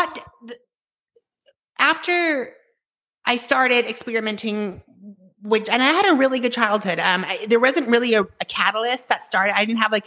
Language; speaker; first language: English; native; English